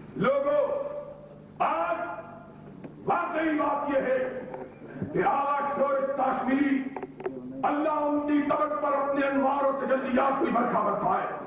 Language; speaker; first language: Urdu; non-native, local second language; Punjabi